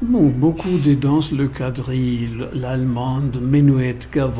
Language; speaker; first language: French; non-native, fluent; German